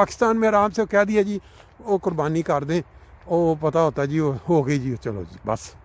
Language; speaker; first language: Urdu; non-native, local second language; Punjabi